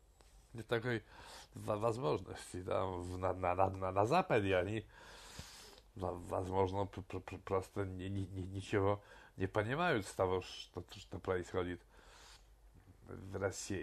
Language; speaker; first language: Russian; non-native, fluent; Polish